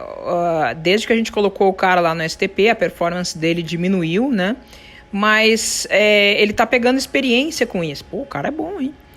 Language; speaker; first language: Portuguese; native; Portuguese